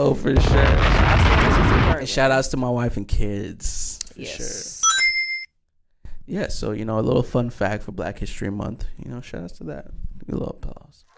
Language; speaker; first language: English; native; English